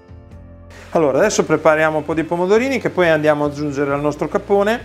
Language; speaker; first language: Italian; native; Italian